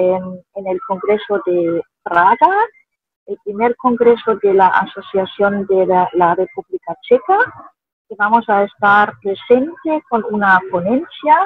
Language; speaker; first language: Spanish; non-native, fluent; German